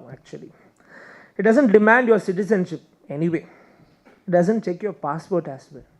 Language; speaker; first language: English; non-native, local second language; Tamil